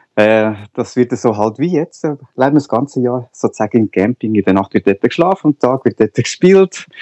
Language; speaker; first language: Swiss German; non-native, local second language; Spanish